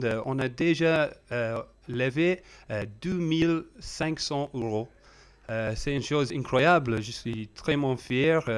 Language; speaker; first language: French; non-native, learner; English